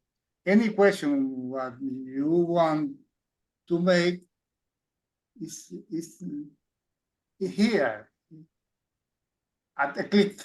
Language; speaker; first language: English; non-native, learner; Spanish